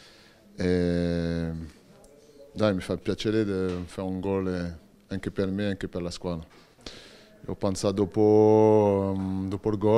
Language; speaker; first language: Italian; non-native, learner; French